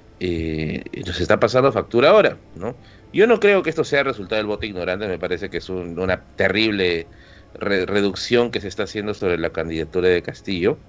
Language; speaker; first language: Spanish; native; Spanish